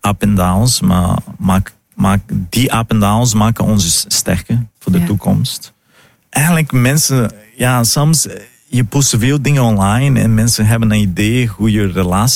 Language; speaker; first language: Dutch; non-native, fluent; Italian